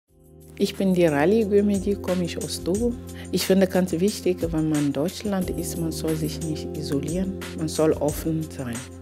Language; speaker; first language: German; non-native, fluent; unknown